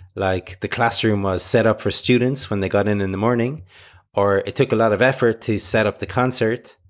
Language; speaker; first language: English; native; English